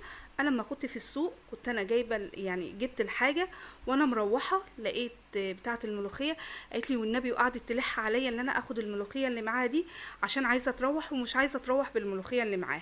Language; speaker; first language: Arabic; native; Arabic